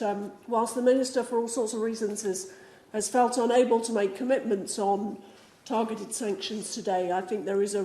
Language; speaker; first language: English; native; English